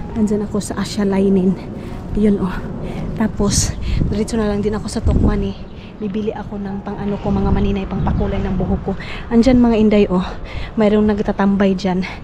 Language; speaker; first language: Filipino; non-native, local second language; Cebuano